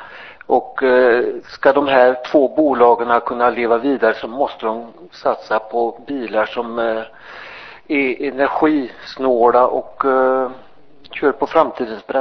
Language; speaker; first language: Swedish; native; Swedish